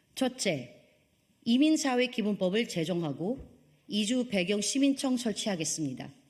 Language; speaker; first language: Korean; non-native, fluent; Filipino